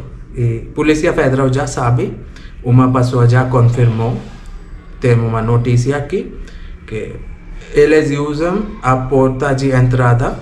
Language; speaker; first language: Portuguese; non-native, learner; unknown